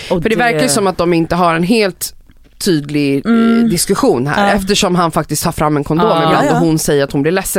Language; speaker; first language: Swedish; native; Swedish